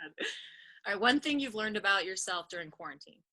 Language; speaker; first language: English; native; English